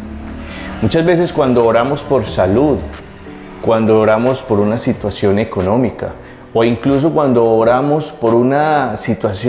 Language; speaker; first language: Spanish; native; Spanish